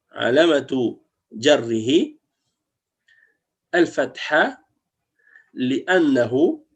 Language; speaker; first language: Arabic; non-native, fluent; French